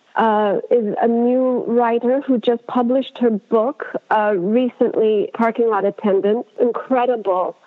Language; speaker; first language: English; non-native, fluent; Amharic